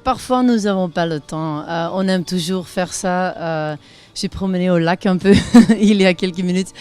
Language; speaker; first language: French; non-native, local second language; Dutch